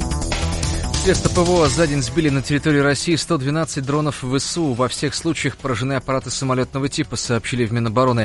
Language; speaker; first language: Russian; native; Russian